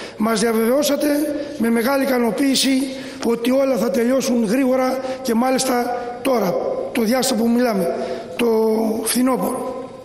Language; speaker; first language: Greek; native; Greek